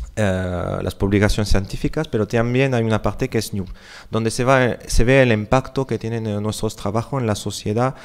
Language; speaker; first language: Spanish; non-native, fluent; French